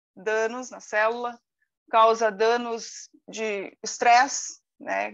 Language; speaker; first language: Portuguese; native; Portuguese